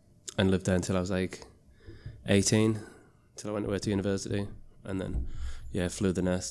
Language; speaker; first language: English; native; English